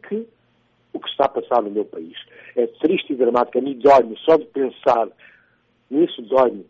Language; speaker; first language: Portuguese; non-native, local second language; Upper Guinea Crioulo